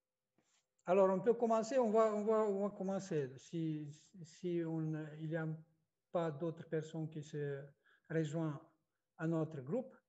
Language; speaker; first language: French; non-native, fluent; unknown